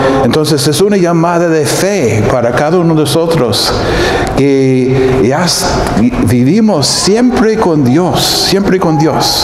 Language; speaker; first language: Spanish; non-native, fluent; English